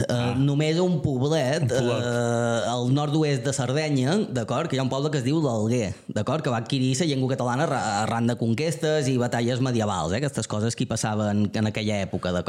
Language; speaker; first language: Catalan; native; Catalan